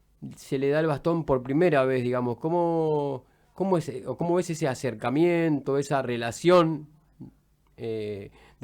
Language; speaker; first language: Spanish; native; Spanish